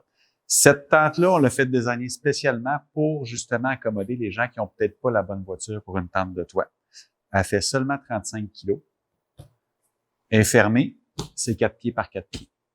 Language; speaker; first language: French; native; French